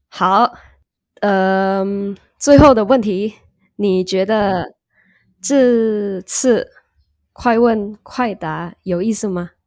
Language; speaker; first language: Chinese; non-native, learner; Indonesian